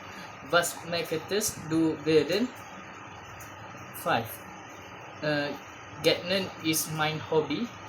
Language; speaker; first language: German; non-native, learner; Malay